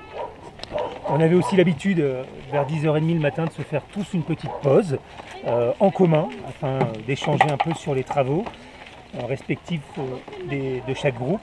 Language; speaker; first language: French; native; French